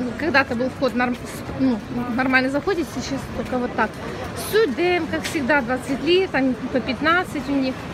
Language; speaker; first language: Russian; non-native, local second language; Ukrainian